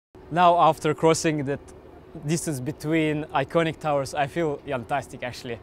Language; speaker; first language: English; non-native, fluent; Estonian